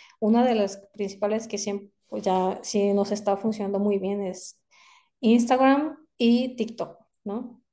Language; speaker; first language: Spanish; non-native, fluent; Korean